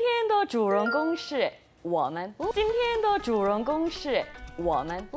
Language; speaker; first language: Chinese; non-native, learner; Korean